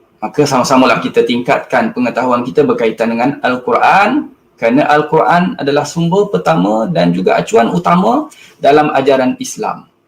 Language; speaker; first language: Malay; native; Malay